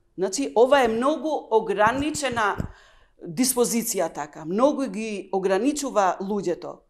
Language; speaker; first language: Macedonian; non-native, local second language; Albanian